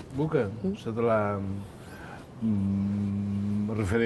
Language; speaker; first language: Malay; non-native, fluent; Tetum